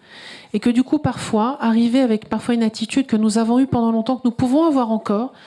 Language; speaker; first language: French; native; French